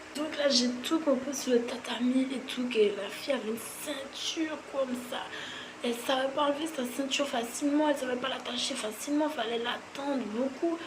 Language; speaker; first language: French; native; French